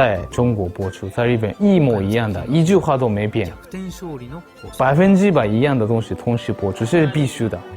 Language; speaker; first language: Chinese; non-native, fluent; Japanese